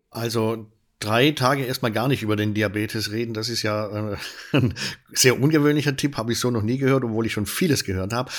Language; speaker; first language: German; native; German